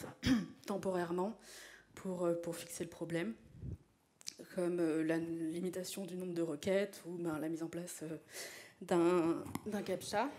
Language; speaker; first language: French; native; French